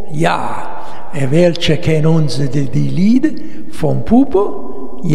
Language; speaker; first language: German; non-native, learner; Italian